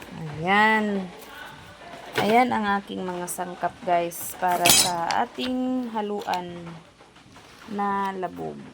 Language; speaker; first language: Filipino; non-native, local second language; Cebuano